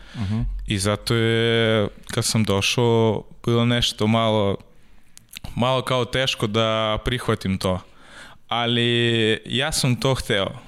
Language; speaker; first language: Serbian; non-native, learner; Russian